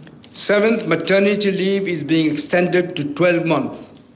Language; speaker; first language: English; non-native, local second language; Morisyen